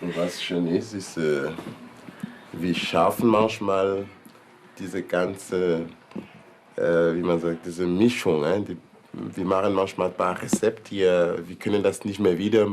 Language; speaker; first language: German; non-native, learner; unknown